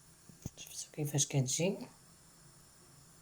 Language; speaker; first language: Arabic; native; Arabic